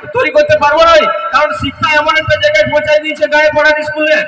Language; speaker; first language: Bangla; native; Bangla